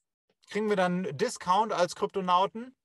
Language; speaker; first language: German; native; German